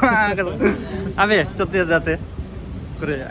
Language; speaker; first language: Japanese; non-native, learner; Nepali